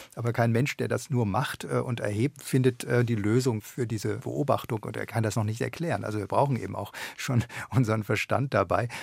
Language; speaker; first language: German; native; German